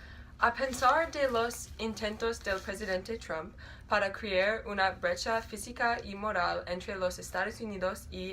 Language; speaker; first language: Spanish; non-native, learner; English